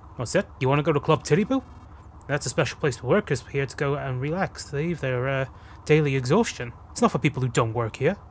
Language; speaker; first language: English; native; English